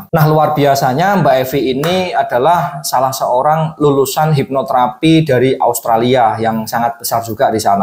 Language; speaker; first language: Indonesian; native; Indonesian